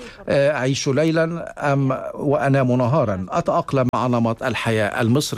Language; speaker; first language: Arabic; native; Arabic